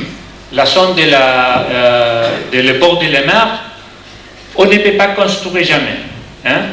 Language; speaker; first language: French; non-native, learner; Spanish